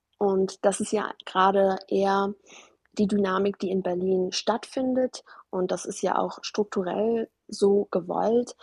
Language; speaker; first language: German; early bilingual, other home language; Persian